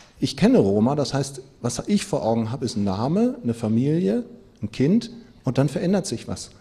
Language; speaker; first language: German; native; German